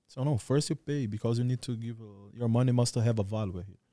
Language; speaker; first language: English; non-native, learner; Portuguese